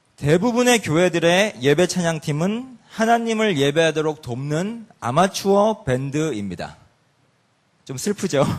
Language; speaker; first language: Korean; early bilingual, other home language; English